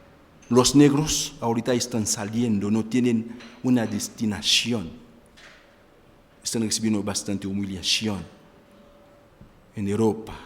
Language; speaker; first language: Spanish; non-native, fluent; Haitian Creole